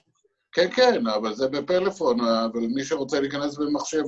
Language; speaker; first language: Hebrew; native; Hebrew